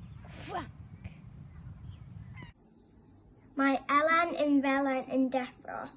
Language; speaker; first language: Welsh; non-native, learner; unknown